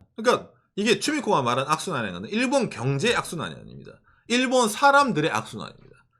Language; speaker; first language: Korean; native; Korean